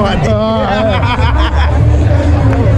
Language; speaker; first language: Spanish; native; Spanish